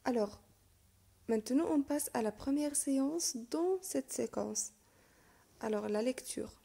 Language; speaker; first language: French; non-native, local second language; Arabic